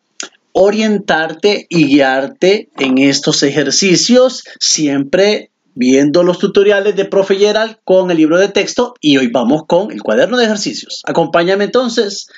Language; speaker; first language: Spanish; native; Spanish